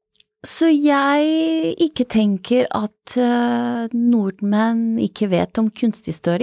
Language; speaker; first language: Norwegian; non-native, fluent; Italian